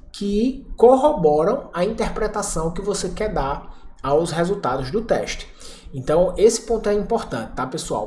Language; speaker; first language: Portuguese; native; Portuguese